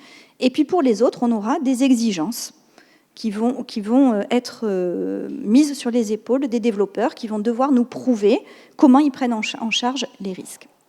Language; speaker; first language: French; native; French